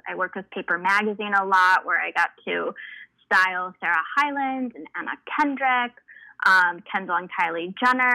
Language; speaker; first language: English; early bilingual, other home language; Spanish